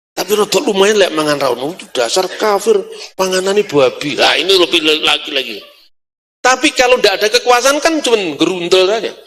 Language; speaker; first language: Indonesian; non-native, local second language; Javanese